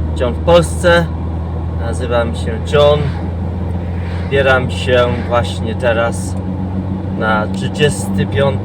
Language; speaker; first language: Polish; non-native, fluent; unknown